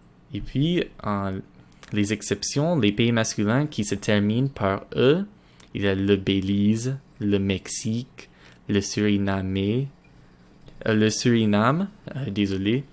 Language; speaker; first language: French; non-native, learner; English